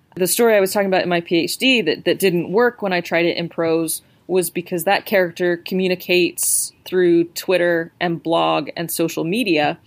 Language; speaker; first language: English; native; English